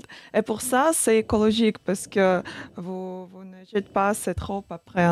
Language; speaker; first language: French; non-native, learner; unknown